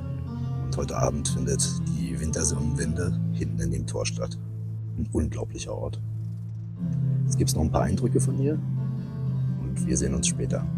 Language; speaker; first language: German; native; German